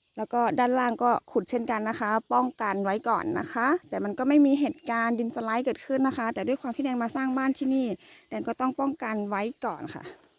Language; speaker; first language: Thai; non-native, local second language; S'gaw Karen